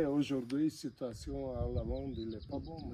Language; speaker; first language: French; non-native, learner; Bosnian